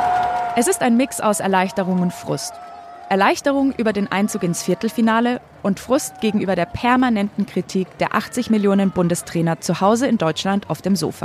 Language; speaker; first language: German; native; German